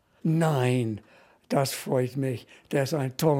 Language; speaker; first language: German; non-native, fluent; English